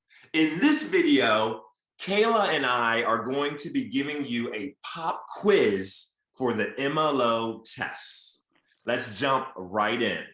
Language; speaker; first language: English; native; English